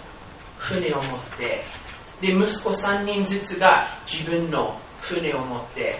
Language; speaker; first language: Japanese; non-native, fluent; English